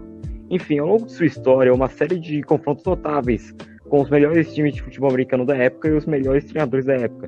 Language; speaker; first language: Portuguese; native; Portuguese